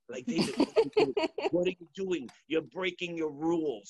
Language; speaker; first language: English; early bilingual, other home language; Spanish